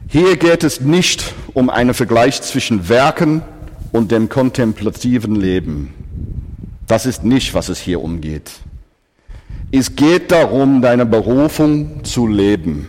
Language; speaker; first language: German; non-native, fluent; English